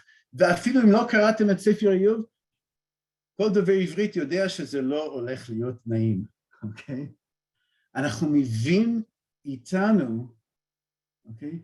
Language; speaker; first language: Hebrew; non-native, fluent; English